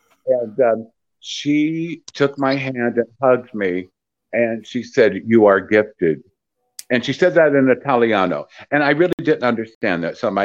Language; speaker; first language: English; native; English